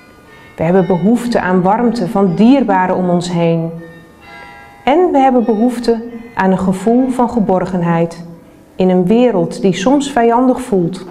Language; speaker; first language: Dutch; native; Dutch